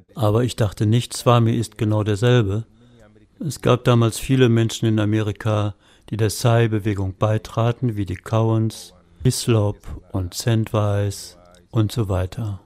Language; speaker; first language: German; native; German